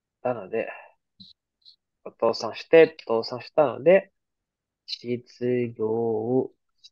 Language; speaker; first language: Japanese; non-native, fluent; Filipino